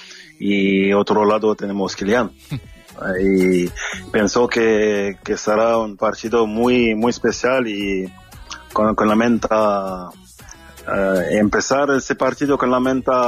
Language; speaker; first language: Spanish; non-native, fluent; French